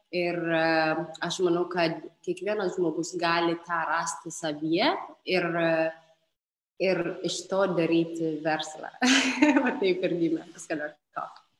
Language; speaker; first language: Lithuanian; non-native, fluent; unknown